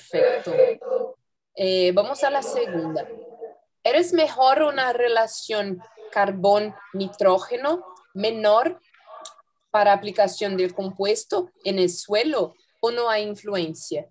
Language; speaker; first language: Spanish; non-native, fluent; Portuguese